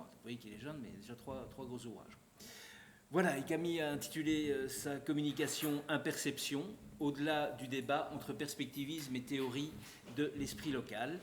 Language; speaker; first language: French; native; French